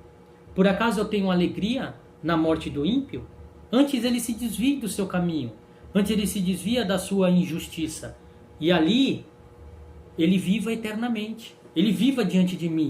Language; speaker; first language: Portuguese; native; Portuguese